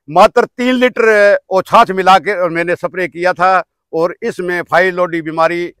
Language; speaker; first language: Hindi; native; Hindi